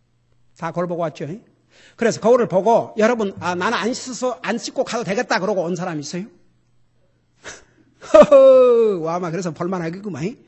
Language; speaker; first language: Korean; native; Korean